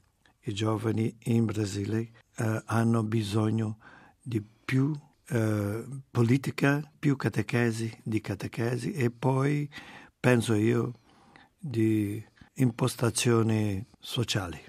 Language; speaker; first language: Italian; non-native, fluent; Portuguese